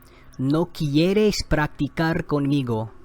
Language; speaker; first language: Spanish; non-native, fluent; English